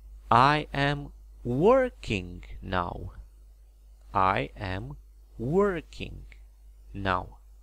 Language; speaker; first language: English; non-native, fluent; Romanian